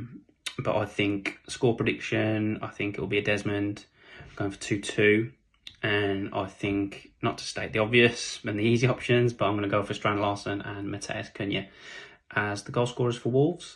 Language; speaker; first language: English; native; English